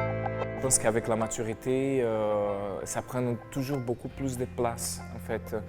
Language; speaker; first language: French; non-native, fluent; Portuguese